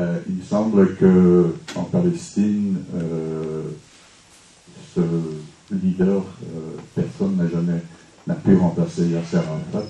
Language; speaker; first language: French; non-native, fluent; English